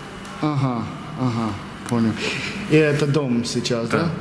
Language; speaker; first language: Russian; non-native, learner; English